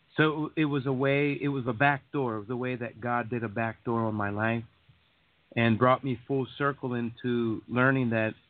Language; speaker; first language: English; native; English